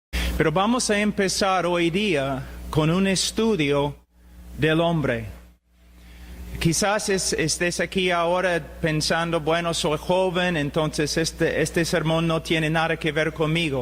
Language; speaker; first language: Spanish; non-native, fluent; English